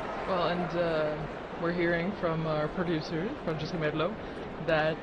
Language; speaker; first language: English; native; English